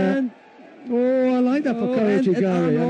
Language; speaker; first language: English; native; English